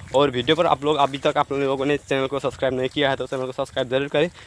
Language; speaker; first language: Hindi; non-native, local second language; Nepali